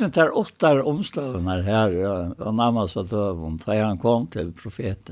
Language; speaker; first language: Danish; non-native, local second language; Faroese